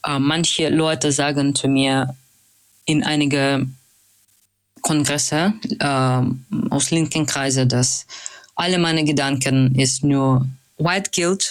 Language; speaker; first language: German; non-native, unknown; Russian